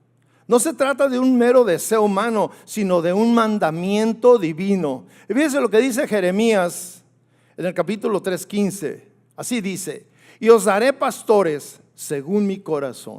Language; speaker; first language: Spanish; native; Spanish